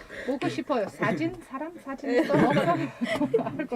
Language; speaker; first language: Korean; non-native, learner; English